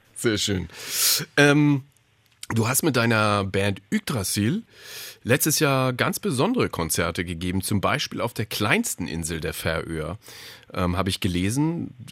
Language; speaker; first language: German; native; German